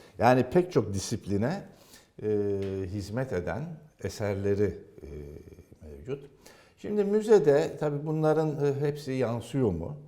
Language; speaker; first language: Turkish; native; Turkish